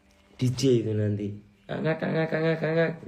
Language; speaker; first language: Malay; non-native, local second language; Javanese